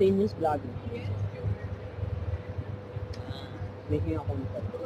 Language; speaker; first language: English; non-native, local second language; Filipino